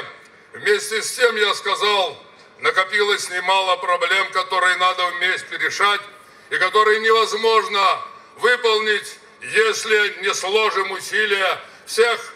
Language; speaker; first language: Russian; native; Russian